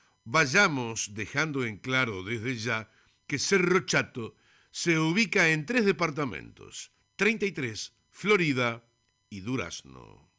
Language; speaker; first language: Spanish; native; Spanish